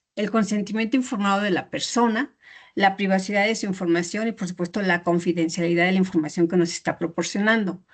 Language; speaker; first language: Spanish; native; Spanish